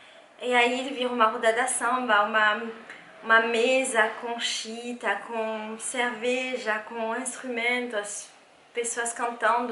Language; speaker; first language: Portuguese; non-native, fluent; French